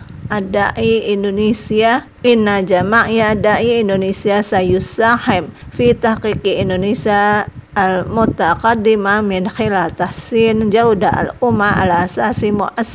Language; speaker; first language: Arabic; non-native, fluent; Indonesian